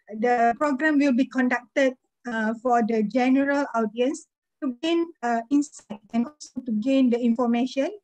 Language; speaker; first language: English; non-native, fluent; Malay